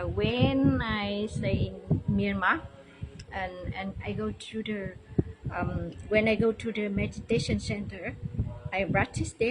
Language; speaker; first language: English; non-native, learner; Vietnamese